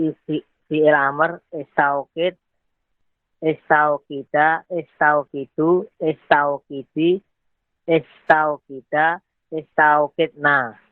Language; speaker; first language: Arabic; non-native, learner; Indonesian